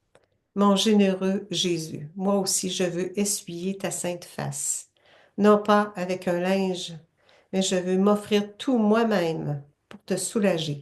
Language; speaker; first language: French; native; French